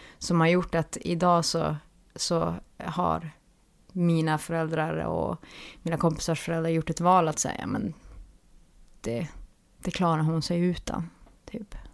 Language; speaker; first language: Swedish; native; Swedish